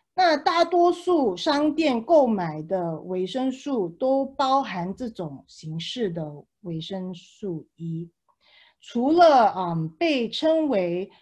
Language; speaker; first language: Chinese; early bilingual, heritage; Chinese